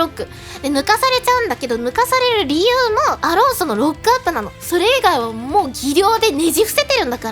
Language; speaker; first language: Japanese; native; Japanese